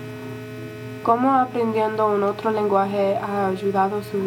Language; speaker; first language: Spanish; early bilingual, heritage; Spanish